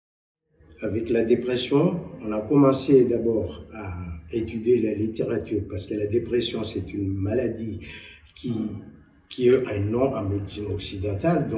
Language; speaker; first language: French; non-native, local second language; Malagasy